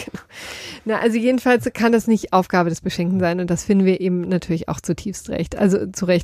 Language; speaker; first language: German; native; German